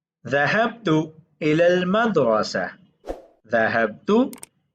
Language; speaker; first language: Arabic; non-native, fluent; Urdu